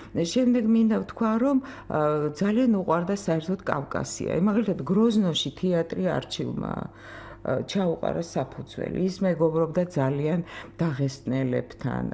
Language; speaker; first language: Georgian; non-native, fluent; Russian